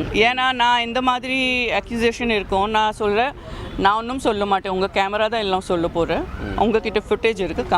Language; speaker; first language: Tamil; non-native, local second language; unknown